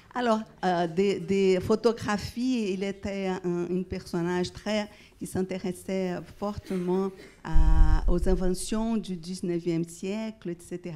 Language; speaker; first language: French; non-native, fluent; Portuguese